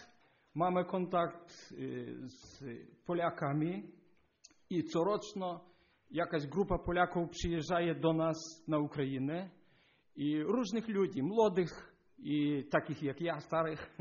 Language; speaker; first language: Polish; non-native, learner; Ukrainian